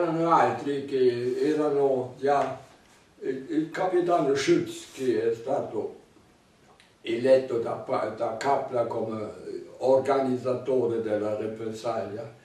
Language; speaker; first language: Italian; non-native, fluent; German